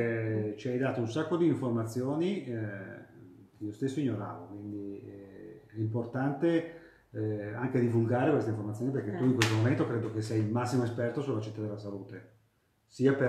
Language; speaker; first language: Italian; native; Italian